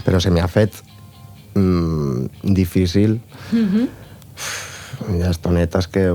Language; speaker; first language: Catalan; non-native, local second language; Spanish